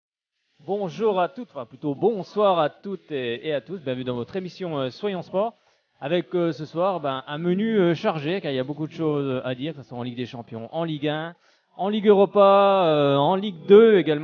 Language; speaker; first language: French; native; French